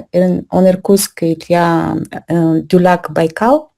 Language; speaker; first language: French; non-native, learner; Russian